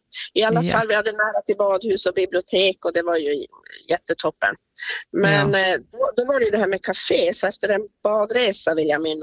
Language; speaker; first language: Swedish; native; Swedish